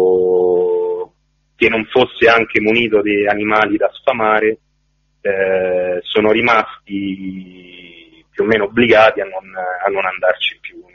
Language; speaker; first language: Italian; native; Italian